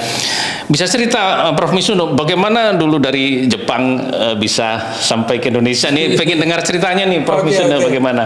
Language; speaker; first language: Indonesian; native; Indonesian